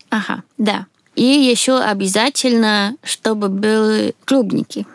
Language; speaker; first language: Russian; non-native, fluent; Swedish